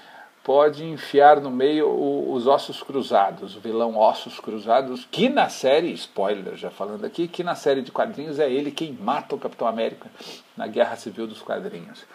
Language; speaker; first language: Portuguese; native; Portuguese